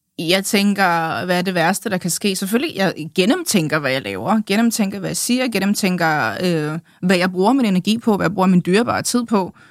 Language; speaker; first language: Danish; early bilingual, other home language; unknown